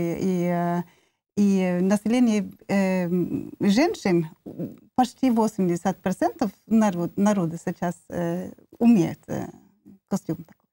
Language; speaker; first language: Russian; non-native, learner; Norwegian